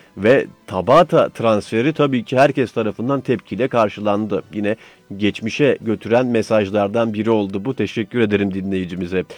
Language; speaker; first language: Turkish; native; Turkish